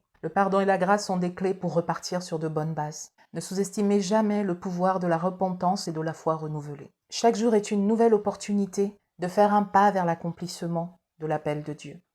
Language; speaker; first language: French; native; French